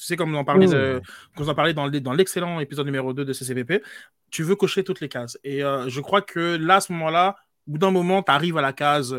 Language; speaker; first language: French; native; French